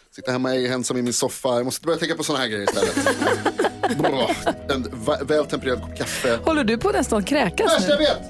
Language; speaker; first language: Swedish; native; Swedish